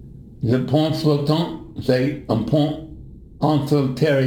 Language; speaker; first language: French; non-native, learner; English